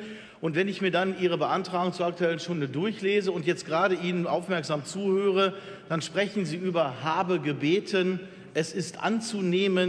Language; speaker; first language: German; native; German